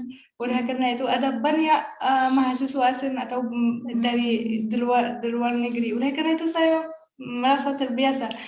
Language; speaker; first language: Indonesian; non-native, learner; Arabic